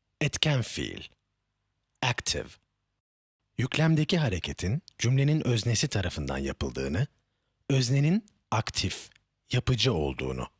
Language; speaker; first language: Turkish; native; Turkish